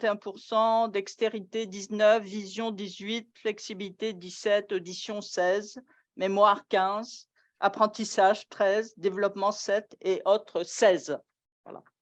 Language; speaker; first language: French; native; French